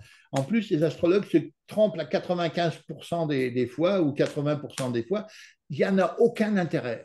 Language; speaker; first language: French; native; French